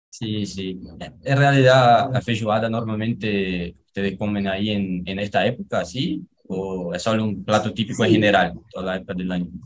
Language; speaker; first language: Spanish; non-native, fluent; Portuguese